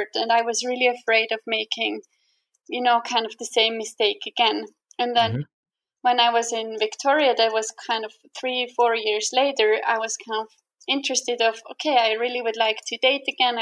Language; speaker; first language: English; non-native, fluent; Swiss German